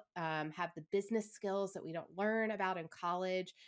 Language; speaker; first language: English; native; English